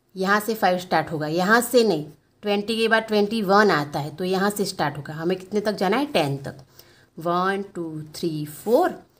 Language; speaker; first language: Hindi; non-native, local second language; Gujarati